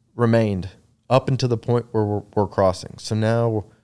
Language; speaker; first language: English; native; English